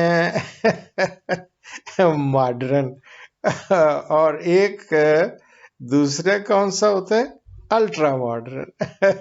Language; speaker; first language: Urdu; native; Urdu